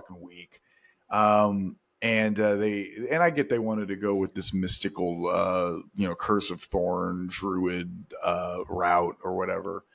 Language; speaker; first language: English; native; English